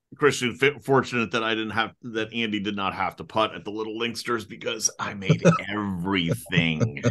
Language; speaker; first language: English; native; English